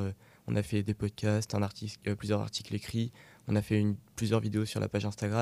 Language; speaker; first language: French; native; French